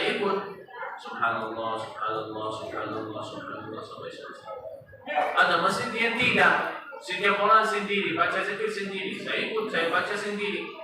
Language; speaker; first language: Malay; non-native, fluent; Arabic